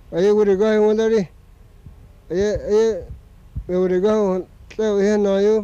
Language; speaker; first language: English; native; English